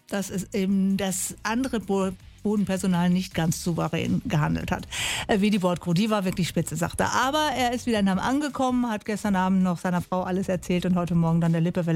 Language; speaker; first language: German; native; German